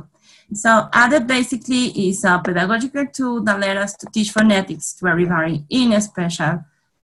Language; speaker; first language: English; non-native, fluent; Spanish